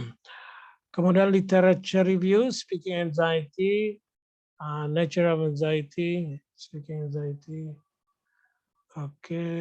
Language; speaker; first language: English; non-native, fluent; Indonesian